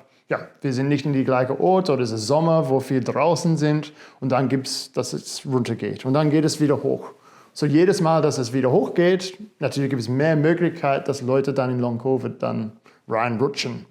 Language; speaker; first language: German; non-native, fluent; English